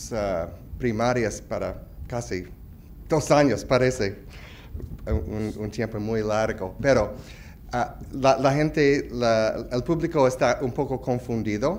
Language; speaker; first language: Spanish; non-native, fluent; English